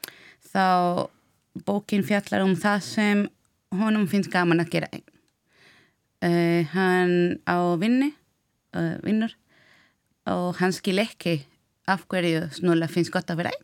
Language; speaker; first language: Icelandic; non-native, learner; Spanish